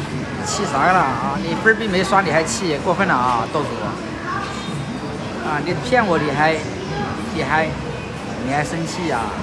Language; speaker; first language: Chinese; native; Chinese